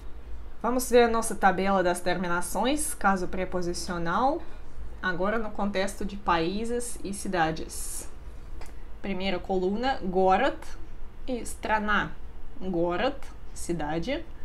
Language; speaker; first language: Portuguese; non-native, fluent; Russian